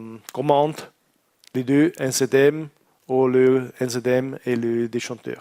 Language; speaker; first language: French; non-native, learner; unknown